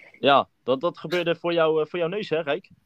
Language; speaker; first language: Dutch; native; Dutch